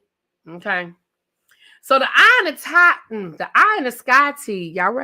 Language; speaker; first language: English; native; English